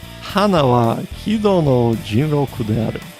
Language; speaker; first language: Japanese; non-native, learner; English